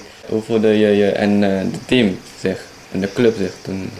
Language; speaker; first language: Dutch; non-native, fluent; Indonesian